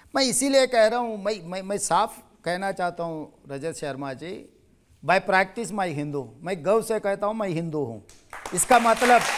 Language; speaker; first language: Hindi; non-native, local second language; Telugu